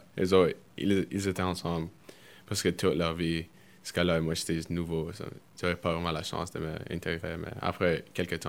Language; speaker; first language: French; early bilingual, other home language; Spanish